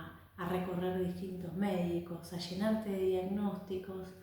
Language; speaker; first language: Spanish; native; Spanish